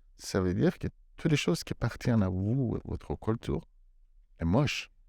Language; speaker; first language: French; non-native, fluent; Persian